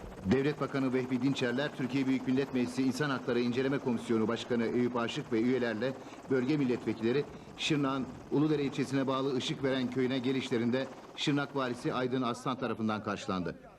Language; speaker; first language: Turkish; native; Turkish